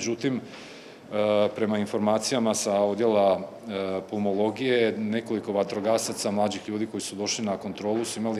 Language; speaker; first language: Croatian; native; Croatian